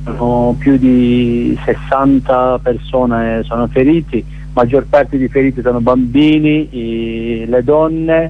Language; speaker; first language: Italian; non-native, learner; Kurdish